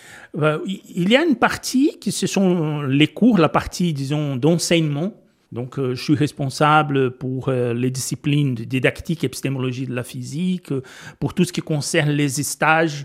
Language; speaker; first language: French; non-native, fluent; Portuguese